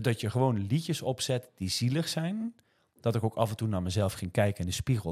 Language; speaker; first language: Dutch; native; Dutch